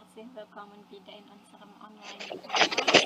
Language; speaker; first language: German; non-native, fluent; Indonesian